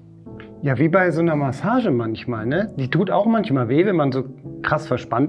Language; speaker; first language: German; native; German